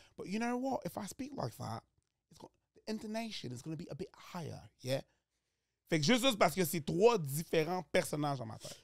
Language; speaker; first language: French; early bilingual, other home language; Haitian Creole